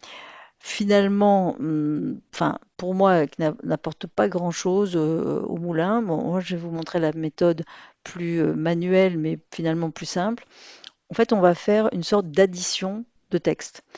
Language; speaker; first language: French; native; French